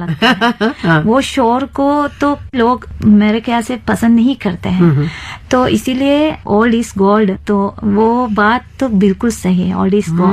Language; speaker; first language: Hindi; non-native, fluent; Sinhala